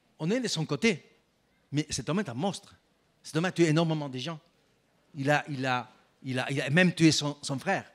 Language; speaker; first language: French; non-native, fluent; Spanish